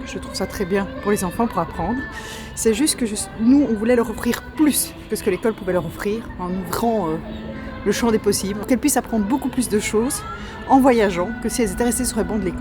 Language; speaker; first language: French; native; French